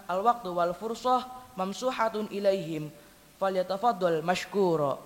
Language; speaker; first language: Arabic; non-native, learner; Indonesian